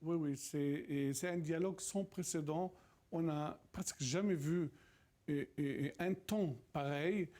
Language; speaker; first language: French; non-native, fluent; Arabic